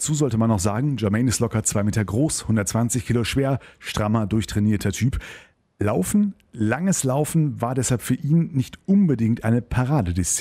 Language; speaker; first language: German; native; German